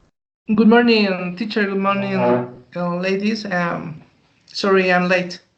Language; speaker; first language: English; non-native, learner; Spanish